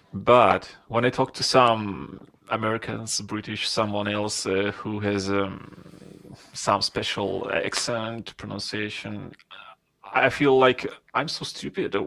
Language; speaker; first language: English; non-native, fluent; Russian